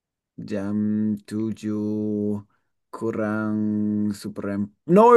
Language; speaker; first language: Indonesian; non-native, learner; English